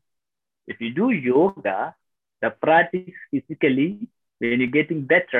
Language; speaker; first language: English; non-native, local second language; Tamil